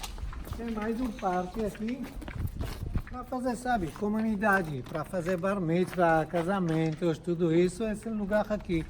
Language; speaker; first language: Portuguese; non-native, fluent; Hebrew